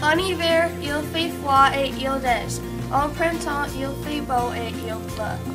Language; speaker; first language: French; non-native, learner; English